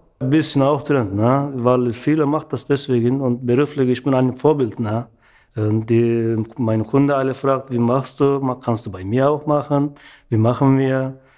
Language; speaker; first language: German; non-native, learner; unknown